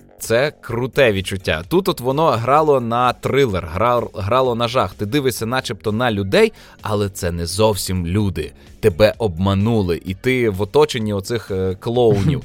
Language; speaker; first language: Ukrainian; native; Ukrainian